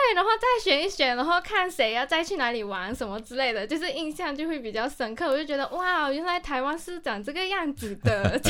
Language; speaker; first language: Chinese; native; Chinese